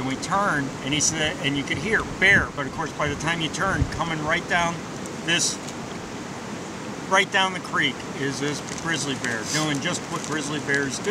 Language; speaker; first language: English; native; English